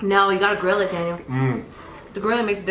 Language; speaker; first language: English; native; English